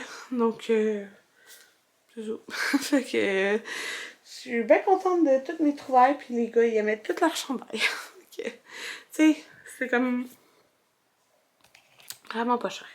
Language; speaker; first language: French; native; French